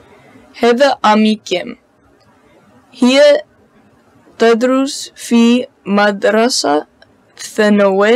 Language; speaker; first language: Arabic; non-native, learner; English